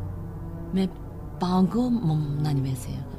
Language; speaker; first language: French; non-native, learner; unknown